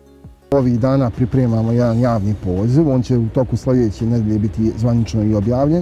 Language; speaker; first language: Bosnian; native; Bosnian